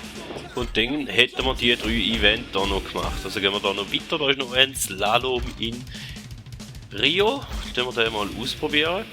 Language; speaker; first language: German; native; German